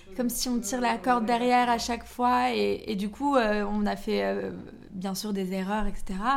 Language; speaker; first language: French; native; French